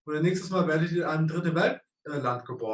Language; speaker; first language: German; native; German